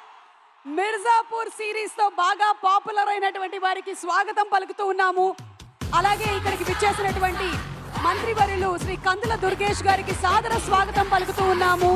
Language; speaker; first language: Telugu; native; Telugu